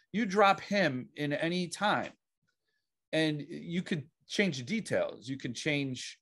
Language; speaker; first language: English; native; English